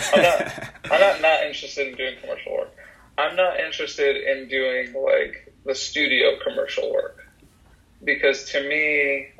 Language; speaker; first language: English; early bilingual, other home language; Russian